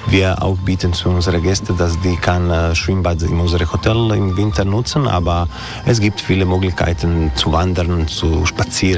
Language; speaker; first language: German; non-native, learner; Croatian